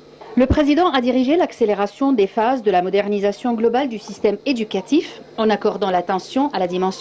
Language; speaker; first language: French; non-native, fluent; Arabic